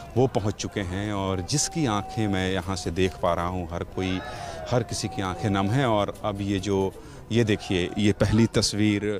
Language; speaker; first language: Hindi; native; Hindi